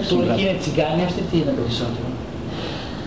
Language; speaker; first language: Greek; native; Greek